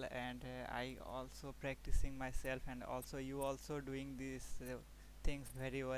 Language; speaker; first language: English; non-native, learner; Bangla